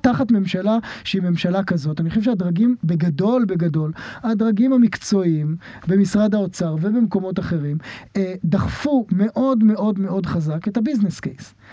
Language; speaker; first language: Hebrew; native; Hebrew